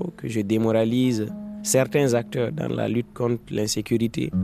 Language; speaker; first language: French; non-native, local second language; Fula